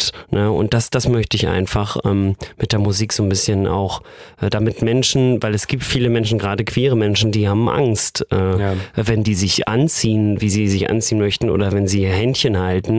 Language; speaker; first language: German; native; German